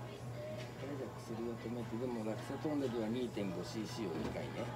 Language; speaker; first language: Japanese; native; Japanese